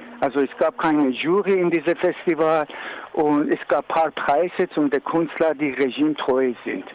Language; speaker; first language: German; non-native, learner; Persian